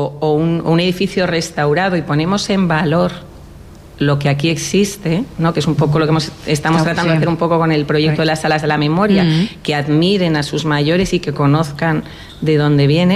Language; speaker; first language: Spanish; native; Spanish